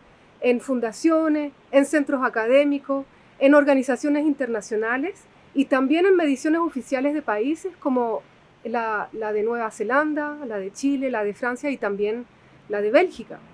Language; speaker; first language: Spanish; native; Spanish